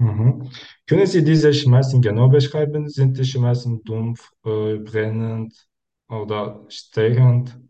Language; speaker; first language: German; non-native, learner; Turkish